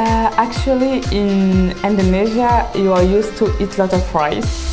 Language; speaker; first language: English; non-native, fluent; French